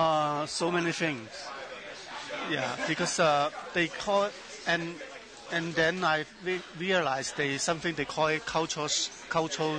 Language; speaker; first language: English; non-native, learner; Chinese